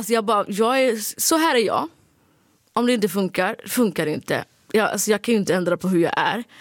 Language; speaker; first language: Swedish; early bilingual, other home language; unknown